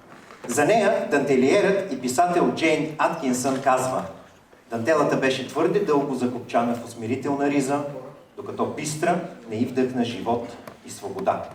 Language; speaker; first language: Bulgarian; native; Bulgarian